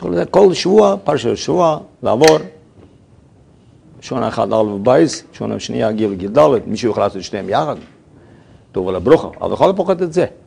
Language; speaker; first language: Hebrew; non-native, fluent; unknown